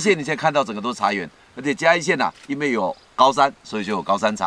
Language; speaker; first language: Chinese; native; Chinese